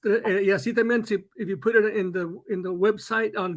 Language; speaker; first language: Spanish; early bilingual, heritage; Spanish